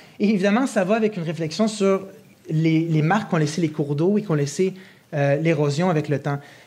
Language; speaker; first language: French; native; French